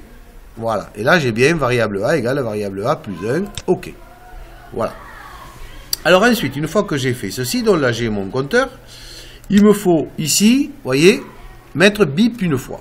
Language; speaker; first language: French; native; French